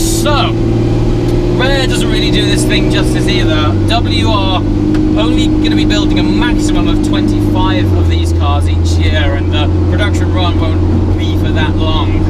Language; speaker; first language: English; native; English